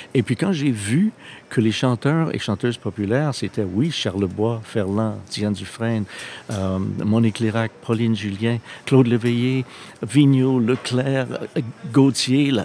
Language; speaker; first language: French; non-native, fluent; English